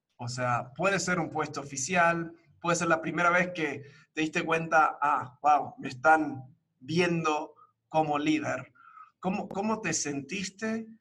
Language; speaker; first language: Spanish; early bilingual, other home language; English